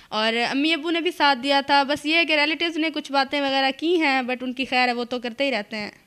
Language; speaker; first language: Urdu; non-native, local second language; Punjabi